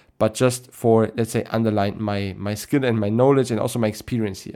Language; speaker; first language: English; non-native, fluent; German